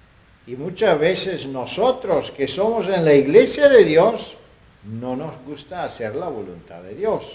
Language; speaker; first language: Spanish; non-native, fluent; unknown